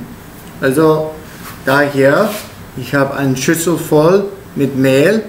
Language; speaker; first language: German; non-native, learner; Italian